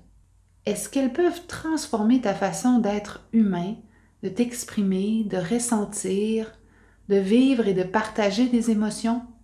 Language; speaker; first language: French; native; French